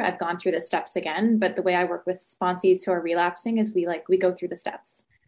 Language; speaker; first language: English; native; English